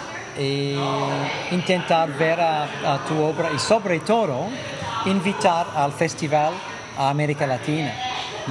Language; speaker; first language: Spanish; non-native, fluent; English